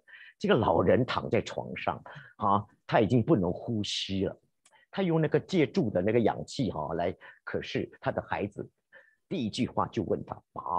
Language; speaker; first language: Chinese; native; Chinese